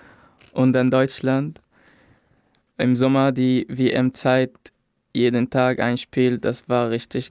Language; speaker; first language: German; non-native, fluent; Arabic